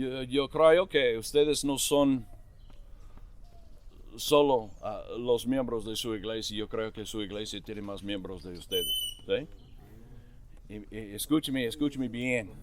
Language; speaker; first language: Spanish; non-native, fluent; English